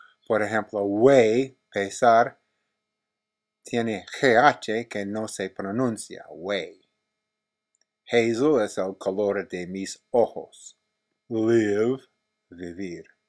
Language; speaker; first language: Spanish; non-native, fluent; English